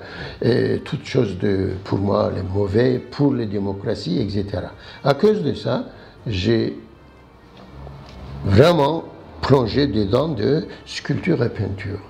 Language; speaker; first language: French; non-native, learner; Turkish